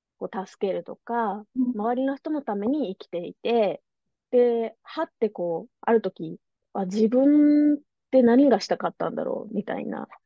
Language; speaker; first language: Japanese; native; Japanese